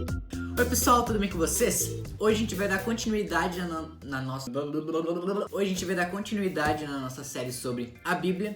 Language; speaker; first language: Portuguese; native; Portuguese